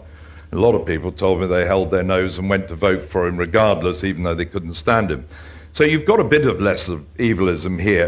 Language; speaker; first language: English; native; English